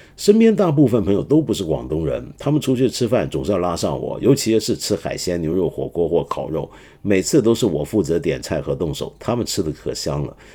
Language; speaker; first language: Chinese; non-native, local second language; Cantonese